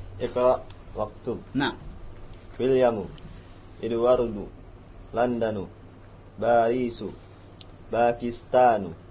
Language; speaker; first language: Arabic; non-native, learner; Indonesian